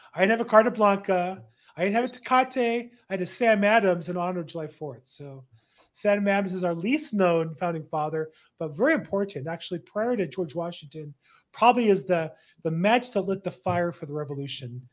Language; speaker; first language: English; native; English